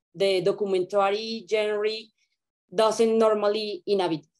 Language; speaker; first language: English; non-native, learner; Spanish